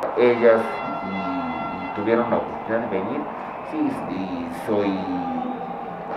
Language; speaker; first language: Spanish; non-native, fluent; Japanese